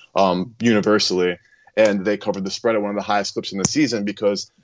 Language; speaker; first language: English; native; English